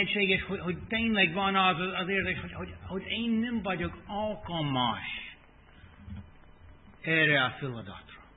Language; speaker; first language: Hungarian; non-native, fluent; English